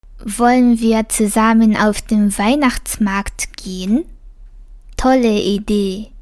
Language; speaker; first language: German; non-native, fluent; Japanese